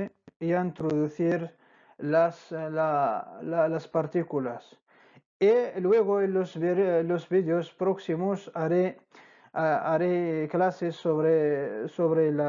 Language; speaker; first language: Spanish; non-native, fluent; Arabic